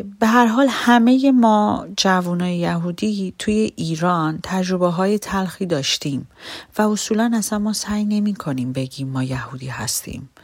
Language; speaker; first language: Persian; native; Persian